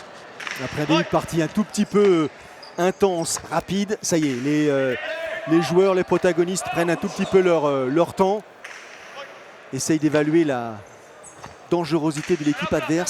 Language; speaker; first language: French; native; French